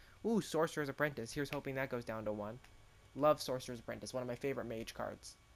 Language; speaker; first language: English; native; English